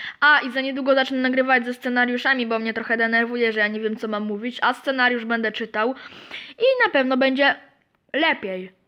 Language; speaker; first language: Polish; native; Polish